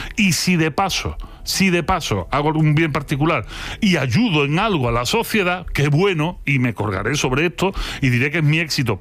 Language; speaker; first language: Spanish; native; Spanish